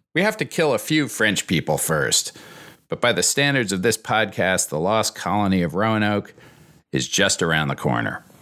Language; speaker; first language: English; native; English